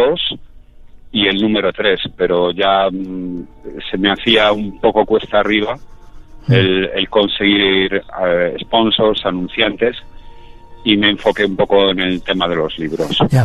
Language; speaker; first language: Spanish; native; Spanish